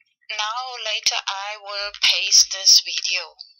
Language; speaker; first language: English; non-native, fluent; German